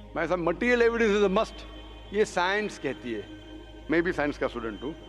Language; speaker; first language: Hindi; non-native, local second language; Konkani